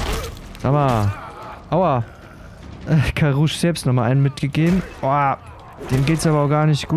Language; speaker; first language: German; native; German